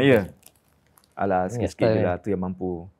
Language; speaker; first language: Malay; native; Malay